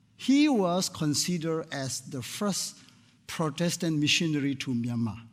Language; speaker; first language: English; non-native, fluent; Burmese